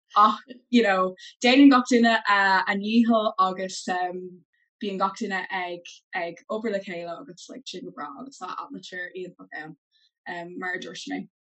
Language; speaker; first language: Irish; non-native, local second language; English